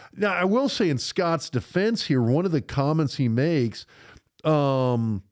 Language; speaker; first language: English; native; English